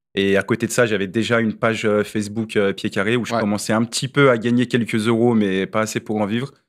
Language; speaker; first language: French; native; French